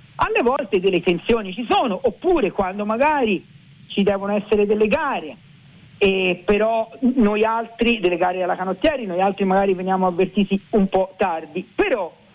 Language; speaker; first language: Italian; native; Italian